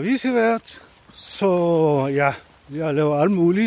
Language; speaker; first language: Danish; non-native, learner; Spanish